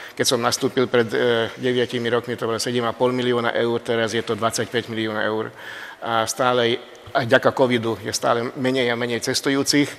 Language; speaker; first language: Slovak; non-native, local second language; Hungarian